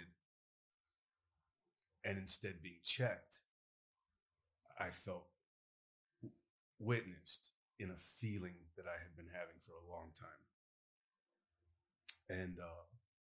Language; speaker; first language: English; native; English